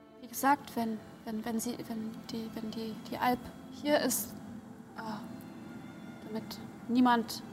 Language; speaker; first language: German; non-native, learner; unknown